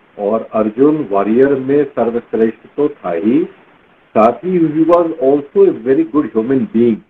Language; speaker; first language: Hindi; native; Hindi